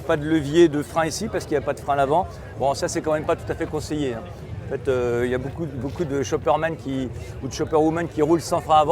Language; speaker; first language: French; native; French